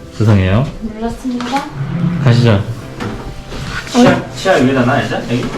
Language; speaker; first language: Korean; native; Korean